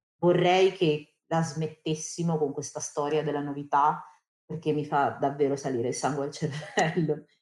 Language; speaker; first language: Italian; early bilingual, other home language; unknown